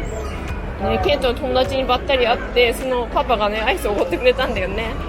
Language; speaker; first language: Japanese; native; Japanese